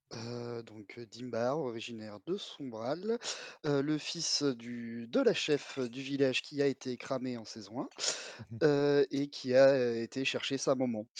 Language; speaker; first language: French; native; French